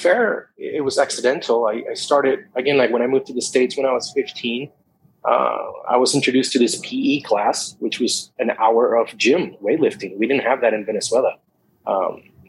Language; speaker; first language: English; non-native, fluent; Spanish